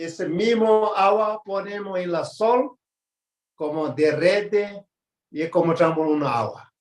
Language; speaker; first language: Spanish; non-native, learner; Tibetan